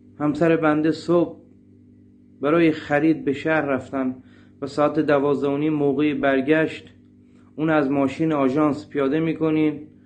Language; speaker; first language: Persian; non-native, local second language; Baluchi